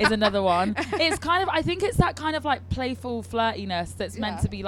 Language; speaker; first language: English; native; English